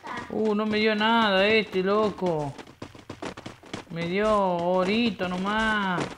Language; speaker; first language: Spanish; native; Spanish